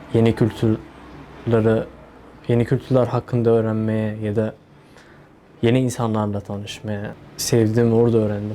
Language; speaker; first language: Turkish; early bilingual, other home language; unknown